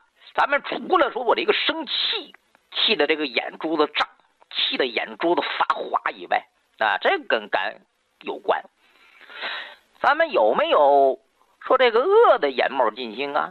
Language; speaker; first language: Chinese; native; Chinese